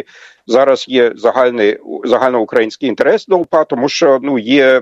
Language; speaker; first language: Ukrainian; non-native, fluent; German